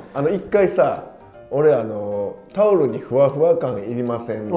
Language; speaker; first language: Japanese; native; Japanese